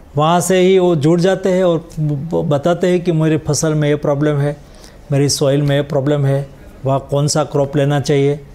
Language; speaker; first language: Hindi; non-native, local second language; Gujarati